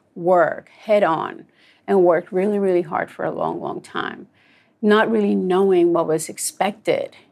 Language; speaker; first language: English; non-native, fluent; Spanish